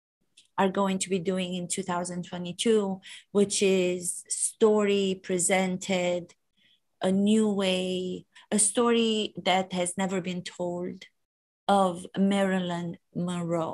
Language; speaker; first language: English; non-native, fluent; Romanian